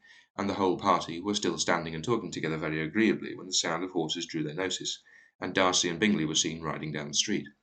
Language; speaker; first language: English; native; English